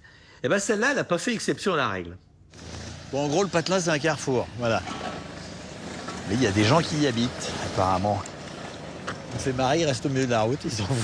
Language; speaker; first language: French; native; French